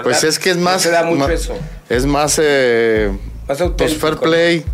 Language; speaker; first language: Spanish; native; Spanish